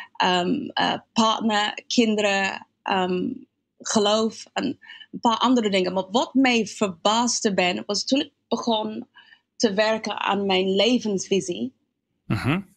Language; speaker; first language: Dutch; non-native, fluent; English